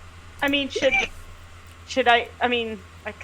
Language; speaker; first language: English; native; English